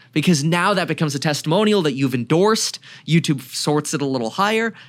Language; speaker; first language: English; native; English